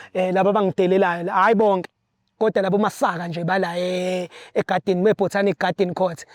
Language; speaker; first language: Zulu; native; Zulu